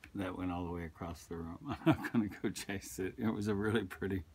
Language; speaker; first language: English; native; English